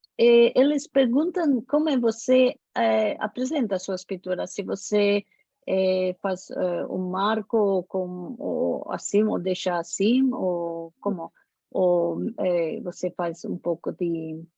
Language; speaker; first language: Portuguese; non-native, learner; Spanish